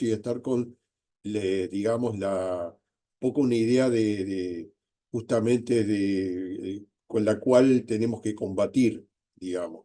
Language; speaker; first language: Spanish; native; Spanish